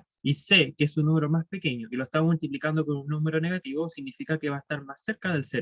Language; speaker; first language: Spanish; native; Spanish